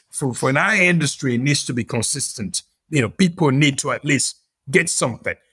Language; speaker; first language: English; non-native, local second language; Yoruba